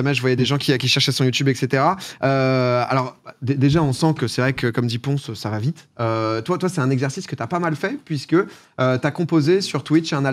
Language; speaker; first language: French; native; French